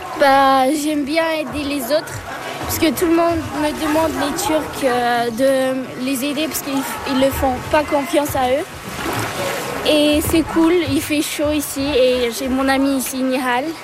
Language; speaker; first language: French; early bilingual, other home language; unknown